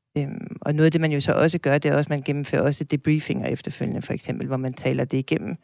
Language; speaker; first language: Danish; native; Danish